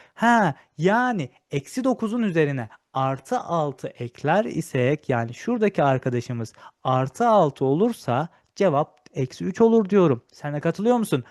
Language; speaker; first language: Turkish; native; Turkish